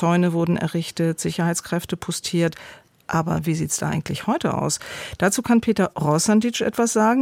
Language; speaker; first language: German; native; German